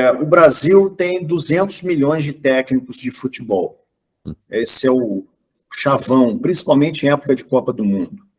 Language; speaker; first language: Portuguese; native; Portuguese